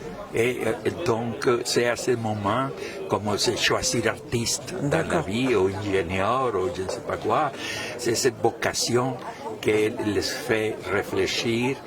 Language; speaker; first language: French; non-native, fluent; Spanish